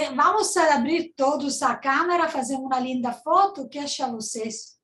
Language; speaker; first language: Portuguese; non-native, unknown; Italian